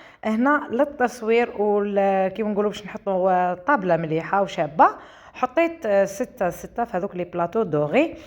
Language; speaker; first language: Arabic; native; Arabic